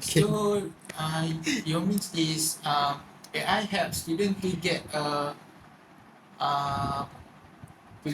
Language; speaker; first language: English; non-native, learner; Malay